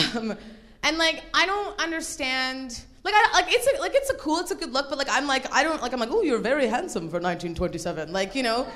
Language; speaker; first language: English; native; English